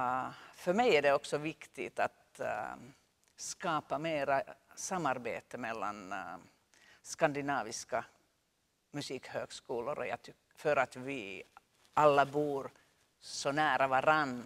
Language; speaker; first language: Swedish; non-native, local second language; Finnish